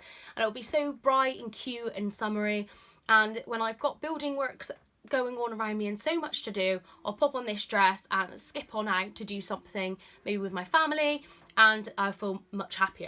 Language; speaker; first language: English; native; English